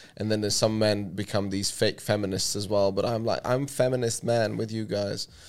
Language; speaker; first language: English; non-native, fluent; Russian